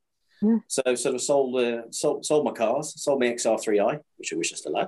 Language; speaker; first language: English; native; English